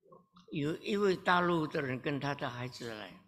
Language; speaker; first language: Chinese; early bilingual, heritage; Chinese